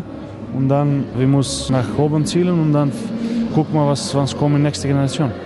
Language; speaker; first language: German; non-native, learner; Macedonian